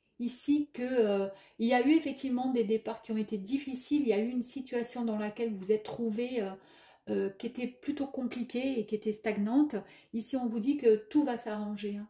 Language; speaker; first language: French; native; French